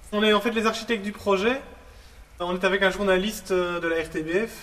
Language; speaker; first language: French; native; French